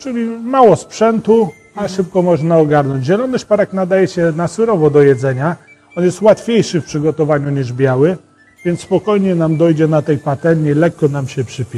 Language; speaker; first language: Polish; native; Polish